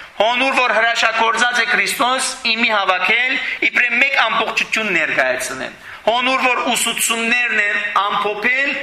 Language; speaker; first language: Armenian; early bilingual, heritage; Armenian